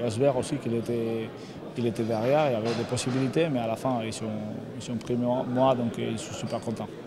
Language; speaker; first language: French; non-native, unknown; Spanish